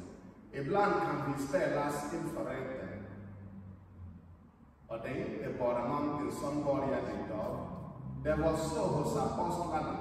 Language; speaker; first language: Swedish; non-native, fluent; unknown